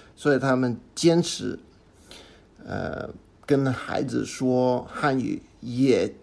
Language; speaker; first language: Chinese; non-native, fluent; English